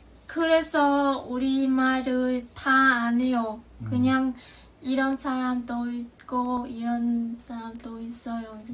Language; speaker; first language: Korean; non-native, learner; Vietnamese